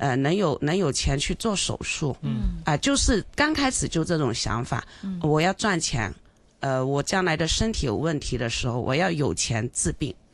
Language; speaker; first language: Chinese; non-native, local second language; Hakka Chinese